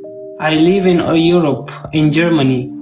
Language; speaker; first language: English; non-native, learner; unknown